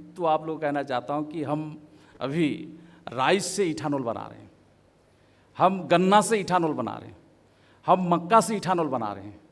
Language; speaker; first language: Hindi; non-native, local second language; Assamese